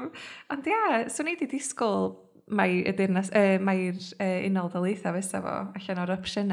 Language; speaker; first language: Welsh; native; Welsh